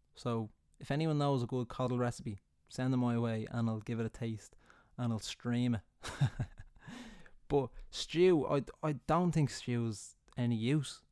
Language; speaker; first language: English; native; English